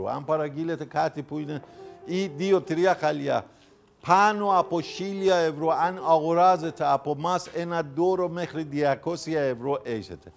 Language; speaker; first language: Greek; non-native, fluent; Persian